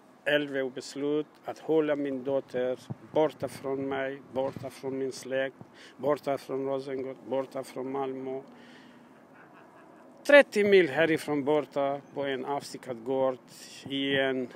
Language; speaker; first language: Swedish; non-native, learner; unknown